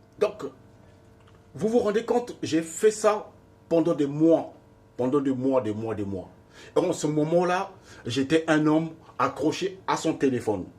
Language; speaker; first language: French; non-native, local second language; Lingala